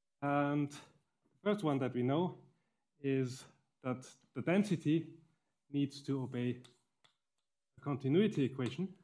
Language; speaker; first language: English; non-native, fluent; German